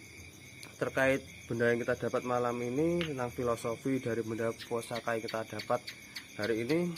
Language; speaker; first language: Indonesian; native; Indonesian